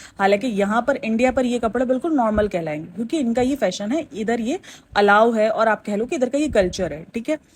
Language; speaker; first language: Urdu; native; Urdu